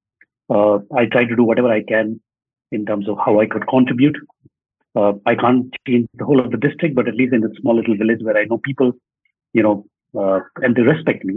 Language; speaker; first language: English; non-native, local second language; Nepali